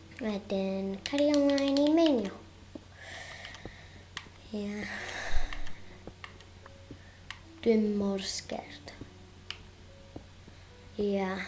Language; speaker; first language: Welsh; non-native, local second language; English